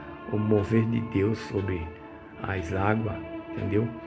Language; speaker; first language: Portuguese; native; Portuguese